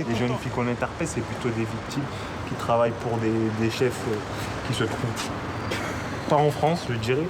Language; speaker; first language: French; native; French